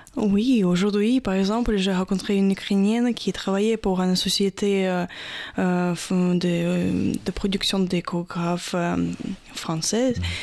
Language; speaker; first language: French; non-native, fluent; Russian